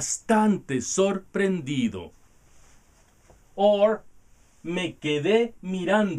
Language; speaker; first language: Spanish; non-native, learner; English